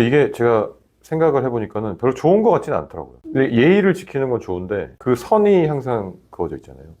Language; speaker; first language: Korean; native; Korean